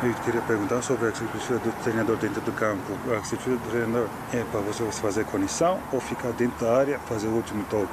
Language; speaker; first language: Portuguese; non-native, learner; Turkish